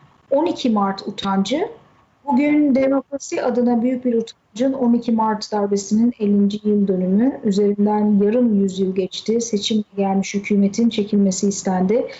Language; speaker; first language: Turkish; native; Turkish